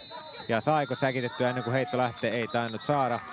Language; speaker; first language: Finnish; native; Finnish